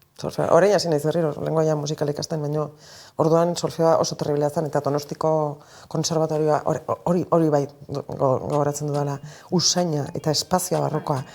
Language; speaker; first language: Basque; native; Basque